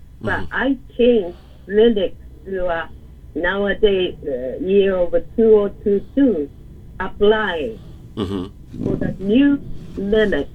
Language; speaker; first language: English; non-native, learner; Japanese